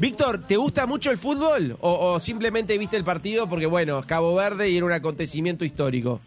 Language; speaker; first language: Spanish; native; Spanish